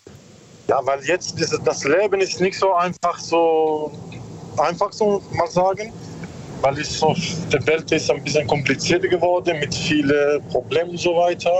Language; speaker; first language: German; non-native, learner; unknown